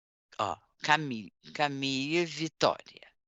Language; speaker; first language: French; non-native, fluent; Portuguese